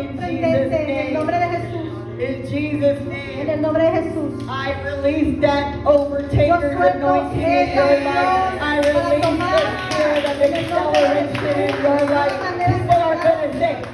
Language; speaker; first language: English; native; English